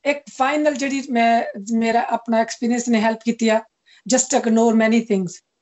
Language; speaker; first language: English; non-native, local second language; Punjabi